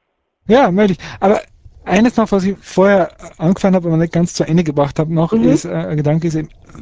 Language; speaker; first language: German; early bilingual, other home language; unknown